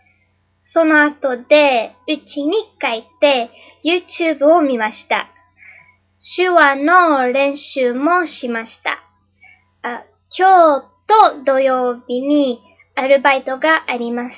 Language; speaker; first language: Japanese; non-native, learner; English